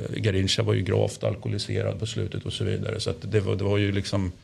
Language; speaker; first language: Swedish; native; Swedish